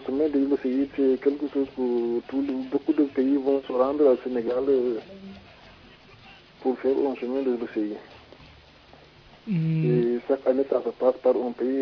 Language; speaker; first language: French; non-native, local second language; Wolof